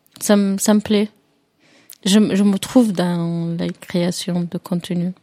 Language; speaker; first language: French; non-native, fluent; Arabic